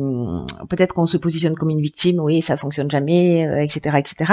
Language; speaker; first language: French; native; French